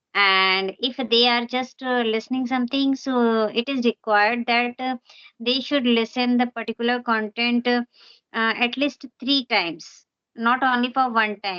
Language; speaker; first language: English; non-native, local second language; Hindi